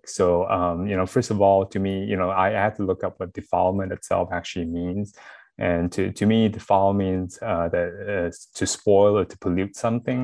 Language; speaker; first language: English; non-native, local second language; Chinese